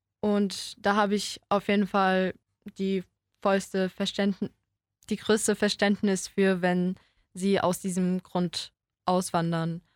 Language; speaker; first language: German; early bilingual, other home language; Polish